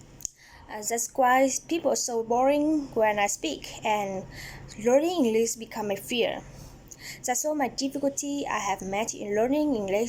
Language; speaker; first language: English; non-native, learner; Vietnamese